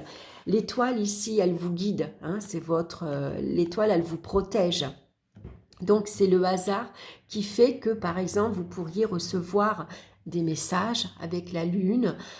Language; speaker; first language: French; native; French